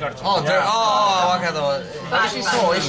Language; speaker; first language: Japanese; non-native, learner; English